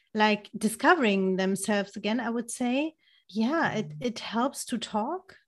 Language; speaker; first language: English; non-native, fluent; German